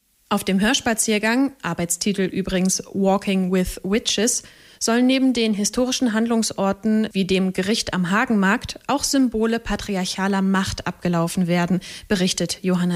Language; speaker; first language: German; native; German